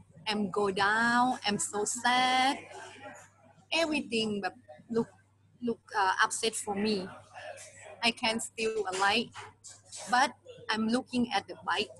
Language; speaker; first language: English; non-native, learner; Thai